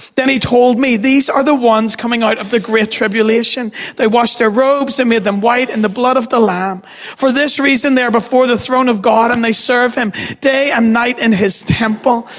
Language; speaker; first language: English; native; English